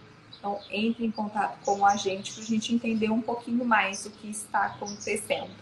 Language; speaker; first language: Portuguese; native; Portuguese